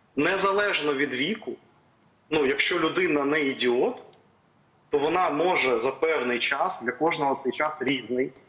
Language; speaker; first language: Ukrainian; non-native, local second language; Russian